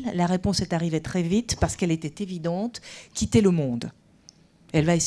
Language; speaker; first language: French; native; French